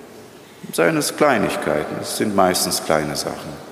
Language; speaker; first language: German; non-native, fluent; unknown